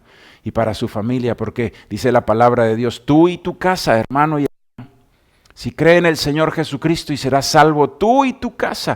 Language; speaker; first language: Spanish; native; Spanish